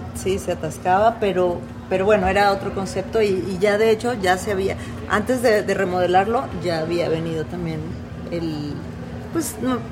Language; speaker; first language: Spanish; native; Spanish